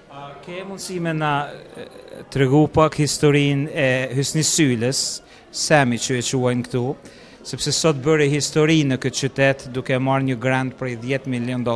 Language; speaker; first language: Albanian; native; Albanian